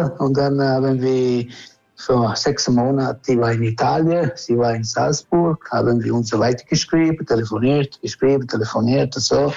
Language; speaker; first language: German; non-native, fluent; Italian